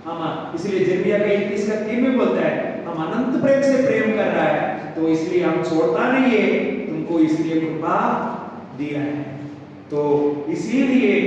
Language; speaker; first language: Hindi; non-native, local second language; Telugu